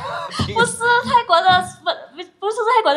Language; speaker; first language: Chinese; non-native, fluent; Thai